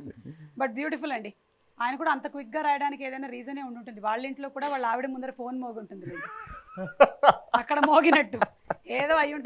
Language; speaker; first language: Telugu; native; Telugu